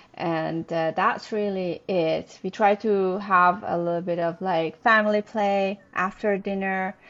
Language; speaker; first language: English; non-native, fluent; Persian